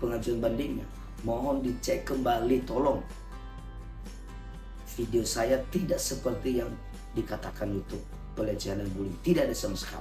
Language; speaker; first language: Indonesian; native; Indonesian